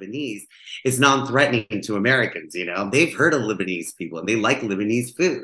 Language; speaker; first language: English; non-native, fluent; Spanish